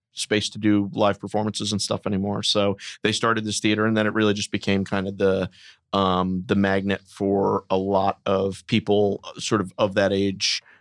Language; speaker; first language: English; native; English